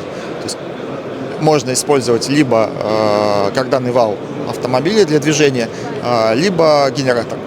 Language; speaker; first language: Russian; native; Russian